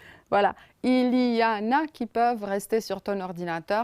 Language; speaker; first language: French; non-native, fluent; Romanian